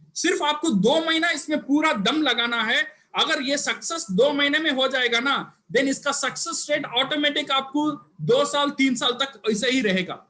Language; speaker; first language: Hindi; non-native, local second language; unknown